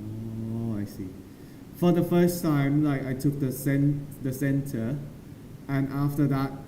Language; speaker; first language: English; non-native, learner; Thai